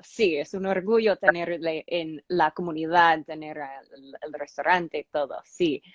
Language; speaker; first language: Spanish; non-native, fluent; English